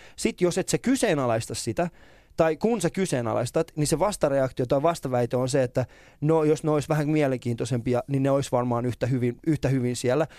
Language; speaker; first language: Finnish; early bilingual, other home language; Persian